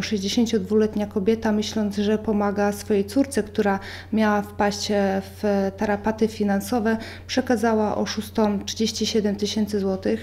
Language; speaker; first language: Polish; native; Polish